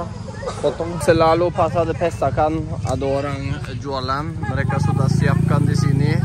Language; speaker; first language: Indonesian; non-native, fluent; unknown